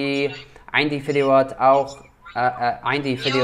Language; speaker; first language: Arabic; non-native, learner; English